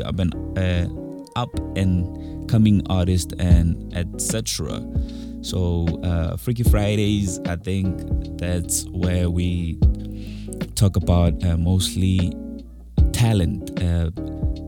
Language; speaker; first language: English; non-native, local second language; Tswana